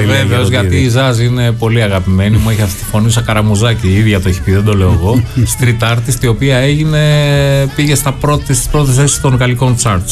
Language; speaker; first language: Greek; native; Greek